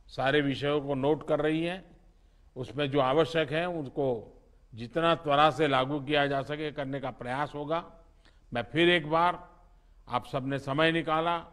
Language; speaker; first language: Hindi; non-native, local second language; Gujarati